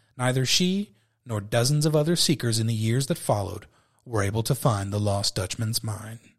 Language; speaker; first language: English; native; English